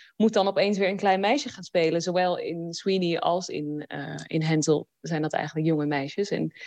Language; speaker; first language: Dutch; native; Dutch